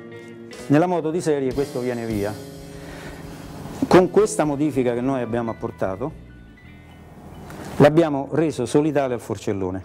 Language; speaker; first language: Italian; native; Italian